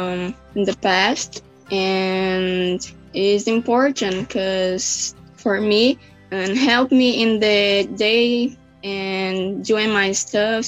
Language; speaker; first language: English; non-native, learner; Portuguese